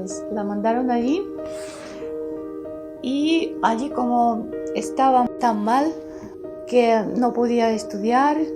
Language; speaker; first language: Spanish; early bilingual, heritage; Spanish